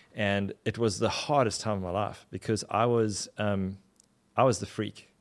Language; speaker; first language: English; native; English